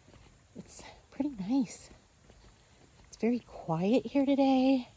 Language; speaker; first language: English; native; English